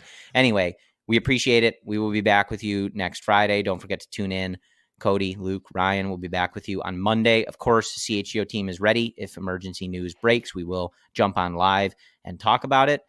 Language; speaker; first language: English; native; English